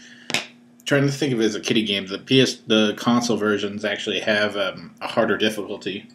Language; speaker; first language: English; native; English